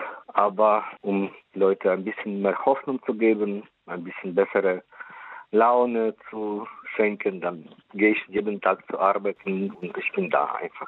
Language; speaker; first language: German; non-native, fluent; Ukrainian